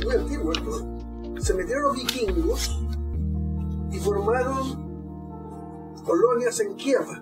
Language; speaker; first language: Spanish; non-native, fluent; Russian